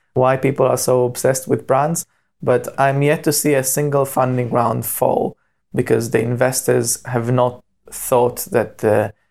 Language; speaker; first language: English; non-native, fluent; Hebrew